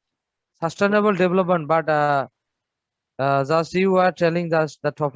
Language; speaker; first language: English; non-native, fluent; Bangla